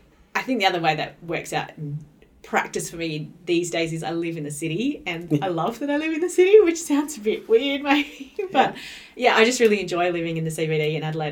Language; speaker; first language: English; native; English